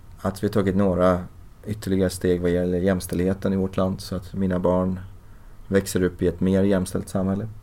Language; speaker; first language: Swedish; early bilingual, other home language; Persian